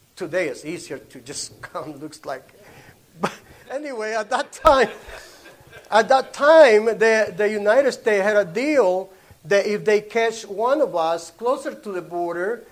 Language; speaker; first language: English; non-native, learner; Spanish